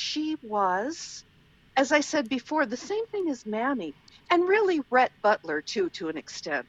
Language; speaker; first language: English; native; English